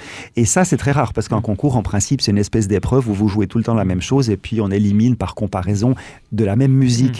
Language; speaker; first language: French; native; French